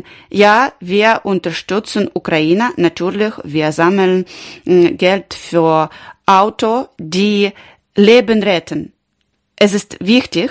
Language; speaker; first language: German; non-native, learner; Ukrainian